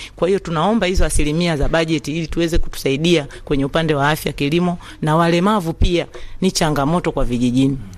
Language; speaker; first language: Swahili; native; Swahili